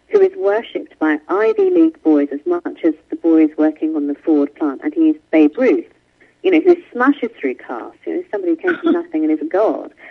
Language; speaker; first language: English; native; English